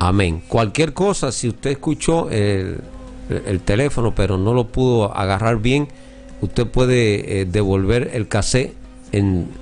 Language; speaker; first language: Spanish; native; Spanish